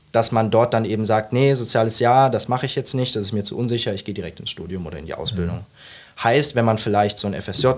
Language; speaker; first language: German; native; German